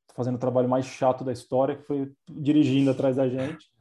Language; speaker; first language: Portuguese; native; Portuguese